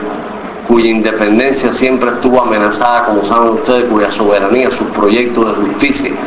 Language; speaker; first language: Spanish; native; Spanish